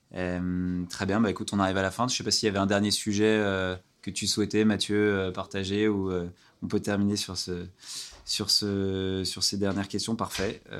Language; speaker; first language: French; native; French